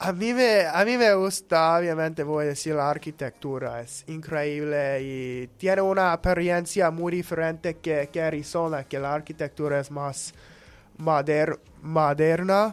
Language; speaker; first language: Spanish; non-native, learner; English